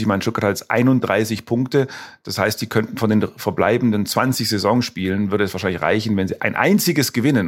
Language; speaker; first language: German; native; German